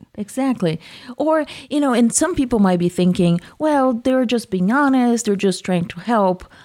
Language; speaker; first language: English; non-native, fluent; Portuguese